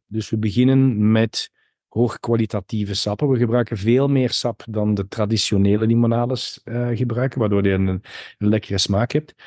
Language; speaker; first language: Dutch; native; Dutch